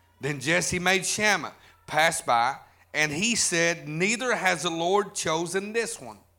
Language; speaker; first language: English; native; English